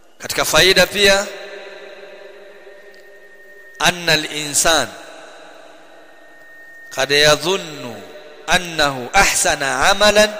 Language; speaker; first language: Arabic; non-native, fluent; Swahili